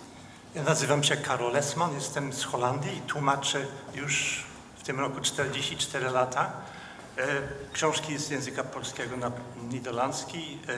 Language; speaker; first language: Polish; non-native, fluent; Dutch